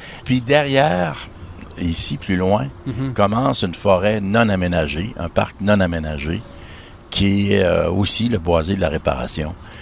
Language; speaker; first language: French; native; French